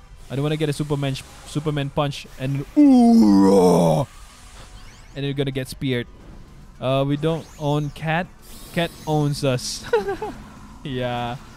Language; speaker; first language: English; non-native, local second language; Malay